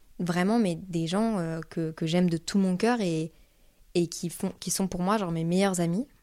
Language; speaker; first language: French; native; French